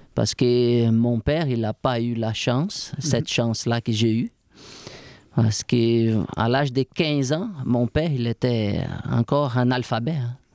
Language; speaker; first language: French; non-native, fluent; Portuguese